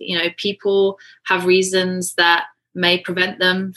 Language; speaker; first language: English; native; English